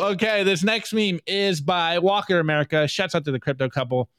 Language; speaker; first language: English; native; English